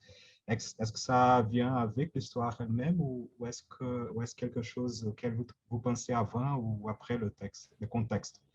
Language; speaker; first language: French; non-native, fluent; Portuguese